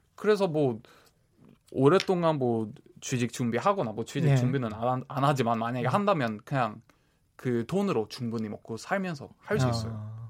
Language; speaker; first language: Korean; non-native, fluent; Swedish